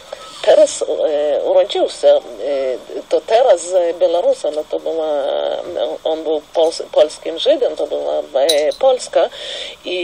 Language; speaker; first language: Polish; non-native, fluent; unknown